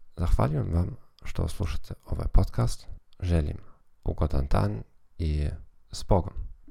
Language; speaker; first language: Croatian; non-native, fluent; German